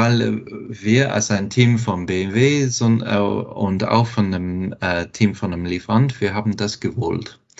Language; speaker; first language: German; non-native, fluent; English